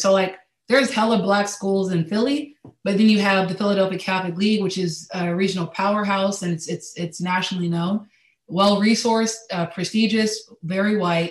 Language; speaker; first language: English; native; English